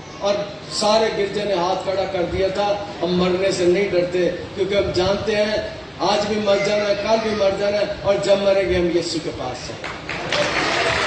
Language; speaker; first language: Urdu; non-native, local second language; Punjabi